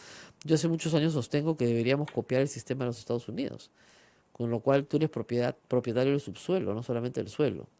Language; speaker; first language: Spanish; native; Spanish